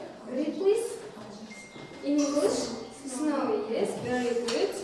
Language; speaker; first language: English; non-native, learner; Kazakh